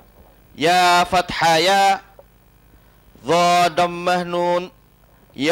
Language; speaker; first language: Arabic; non-native, learner; Malay